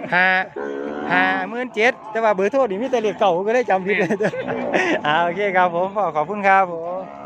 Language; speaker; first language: Thai; native; Thai